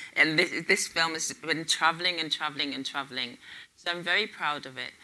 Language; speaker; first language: English; native; English